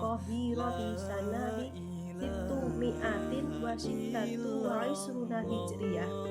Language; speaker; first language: Arabic; non-native, learner; Indonesian